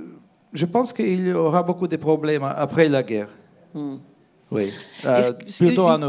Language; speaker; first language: French; non-native, fluent; Russian